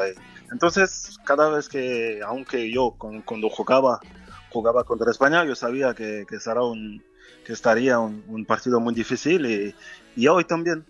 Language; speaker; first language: Spanish; non-native, fluent; French